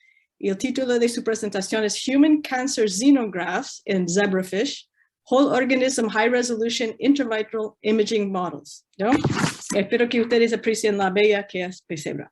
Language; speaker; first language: Spanish; non-native, fluent; English